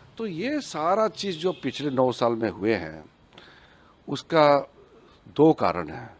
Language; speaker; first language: Hindi; non-native, local second language; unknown